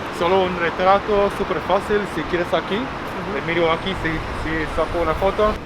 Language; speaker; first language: Spanish; non-native, fluent; English